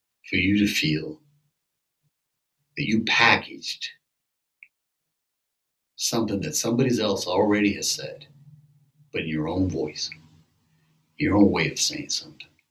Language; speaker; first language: English; early bilingual, other home language; Spanish